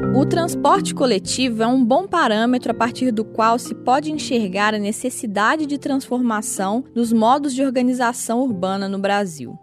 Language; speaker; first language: Portuguese; native; Portuguese